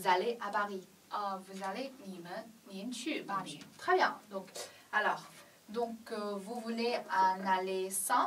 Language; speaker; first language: French; non-native, learner; Chinese